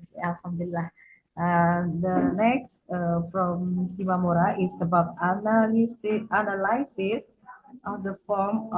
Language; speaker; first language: English; non-native, fluent; Indonesian